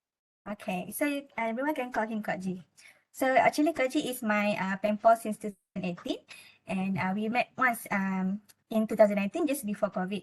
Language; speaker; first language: English; non-native, local second language; Malay